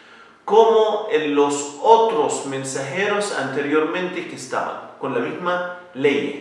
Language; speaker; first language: Spanish; non-native, learner; Arabic